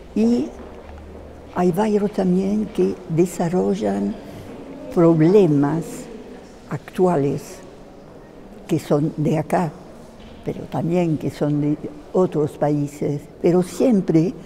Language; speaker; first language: Spanish; non-native, fluent; French